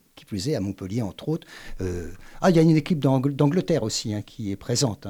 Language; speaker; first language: French; native; French